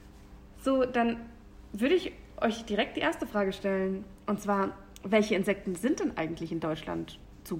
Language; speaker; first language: German; native; German